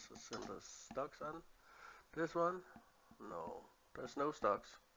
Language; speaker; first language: English; non-native, learner; Danish